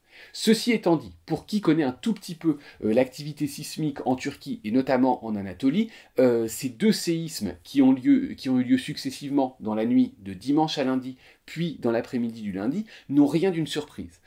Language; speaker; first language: French; native; French